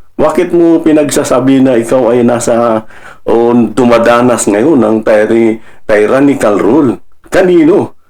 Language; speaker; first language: Filipino; non-native, local second language; Cebuano